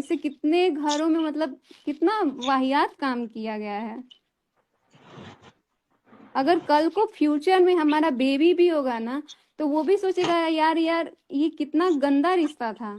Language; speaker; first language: Hindi; native; Hindi